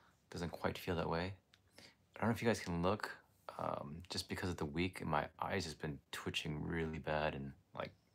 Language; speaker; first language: English; native; English